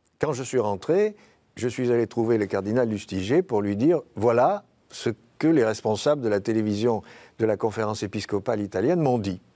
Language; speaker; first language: French; native; French